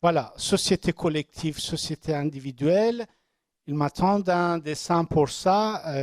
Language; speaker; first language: French; non-native, learner; Persian